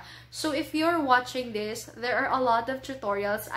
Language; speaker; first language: English; non-native, local second language; Filipino